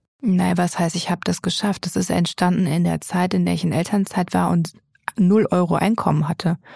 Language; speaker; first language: German; native; German